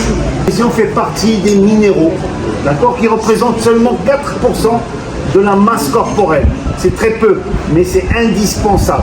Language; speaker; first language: French; non-native, local second language; Arabic